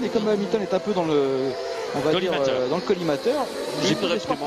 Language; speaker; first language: French; native; French